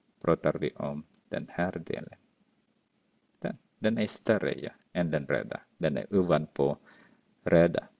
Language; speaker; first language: Swedish; non-native, fluent; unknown